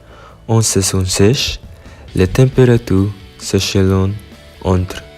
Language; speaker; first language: French; non-native, learner; Filipino